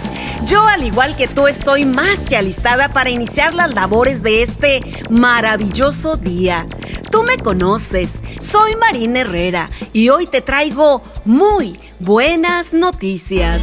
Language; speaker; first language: Spanish; native; Spanish